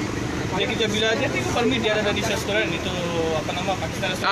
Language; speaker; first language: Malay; non-native, fluent; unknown